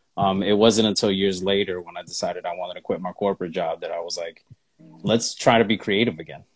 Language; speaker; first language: English; native; English